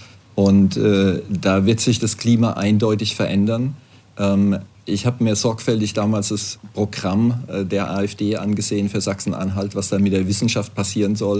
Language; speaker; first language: German; native; German